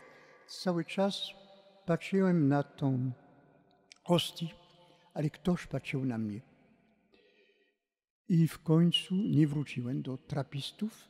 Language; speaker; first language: Polish; non-native, fluent; French